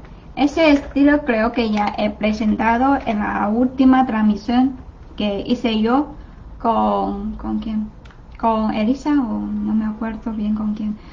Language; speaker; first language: Spanish; non-native, learner; Chinese